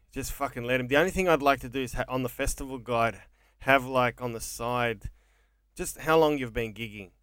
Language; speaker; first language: English; native; English